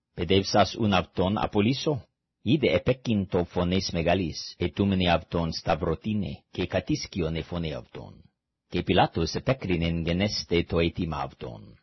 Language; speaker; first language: Greek; non-native, fluent; English